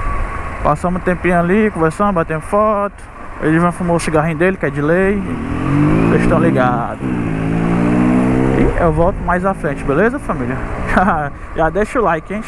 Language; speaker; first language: Portuguese; native; Portuguese